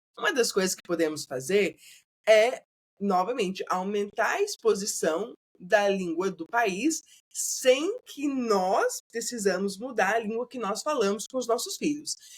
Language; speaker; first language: Portuguese; native; Portuguese